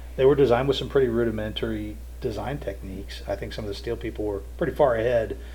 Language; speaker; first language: English; native; English